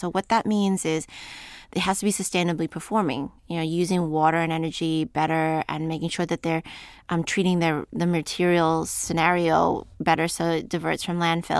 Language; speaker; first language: English; native; English